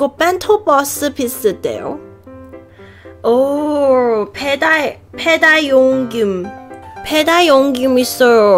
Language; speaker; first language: Korean; non-native, learner; Cantonese